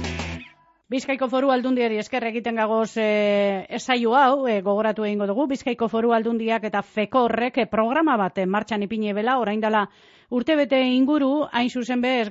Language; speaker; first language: Basque; native; Basque